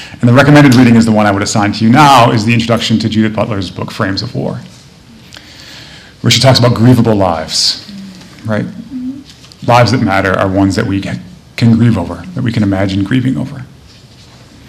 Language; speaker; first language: English; native; English